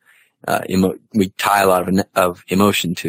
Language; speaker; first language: English; native; English